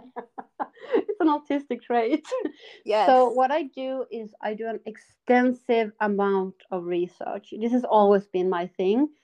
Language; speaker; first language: English; non-native, fluent; Swedish